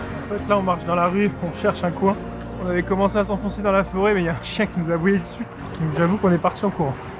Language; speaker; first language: French; native; French